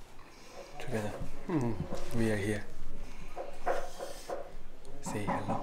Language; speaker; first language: English; non-native, learner; Korean